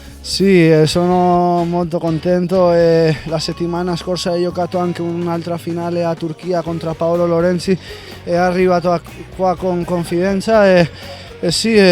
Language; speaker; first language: Italian; non-native, learner; Spanish